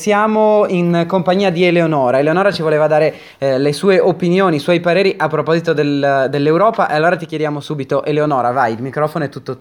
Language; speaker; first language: Italian; native; Italian